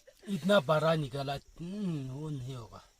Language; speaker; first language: Hindi; non-native, local second language; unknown